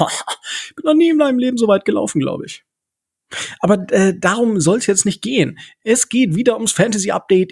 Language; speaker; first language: German; native; German